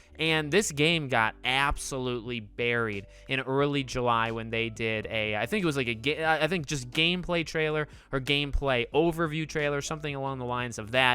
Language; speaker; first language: English; native; English